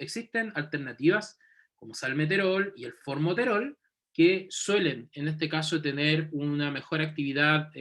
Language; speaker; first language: Spanish; native; Spanish